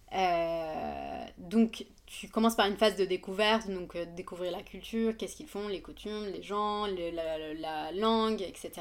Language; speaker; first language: French; non-native, fluent; Arabic